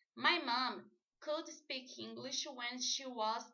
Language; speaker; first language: English; non-native, learner; Portuguese